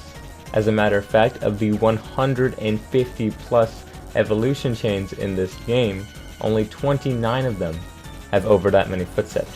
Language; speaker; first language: English; native; English